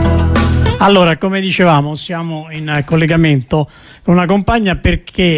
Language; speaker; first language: Italian; native; Italian